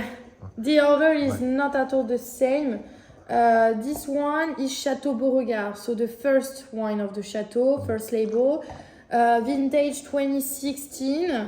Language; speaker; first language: English; non-native, fluent; French